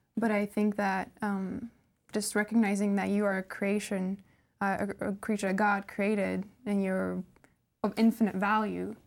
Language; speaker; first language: English; non-native, fluent; Norwegian